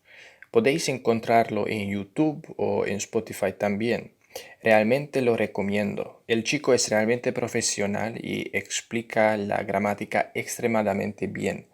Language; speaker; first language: Spanish; non-native, fluent; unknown